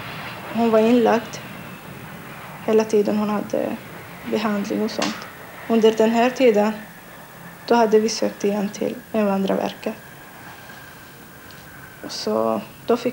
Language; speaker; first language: Swedish; non-native, learner; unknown